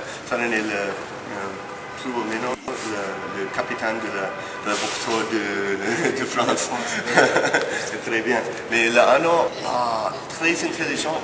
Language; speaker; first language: French; non-native, learner; English